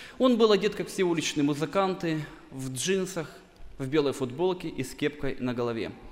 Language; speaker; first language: Russian; non-native, local second language; Bulgarian